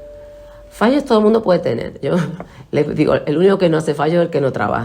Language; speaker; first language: Spanish; native; Spanish